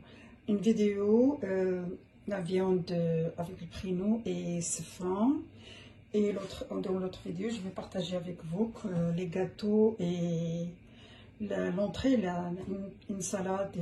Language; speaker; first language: French; non-native, local second language; Arabic